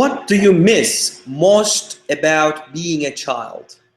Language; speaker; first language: English; non-native, fluent; Turkish